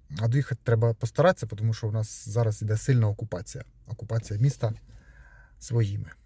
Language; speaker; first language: Ukrainian; non-native, local second language; Russian